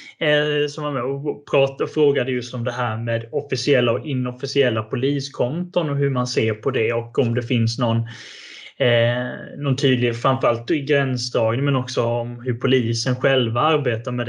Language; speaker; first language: Swedish; native; Swedish